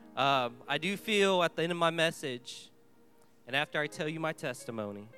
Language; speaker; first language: English; early bilingual, other home language; Vietnamese